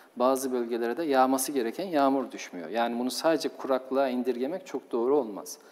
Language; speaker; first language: Turkish; native; Turkish